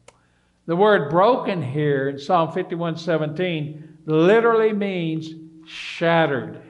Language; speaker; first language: English; native; English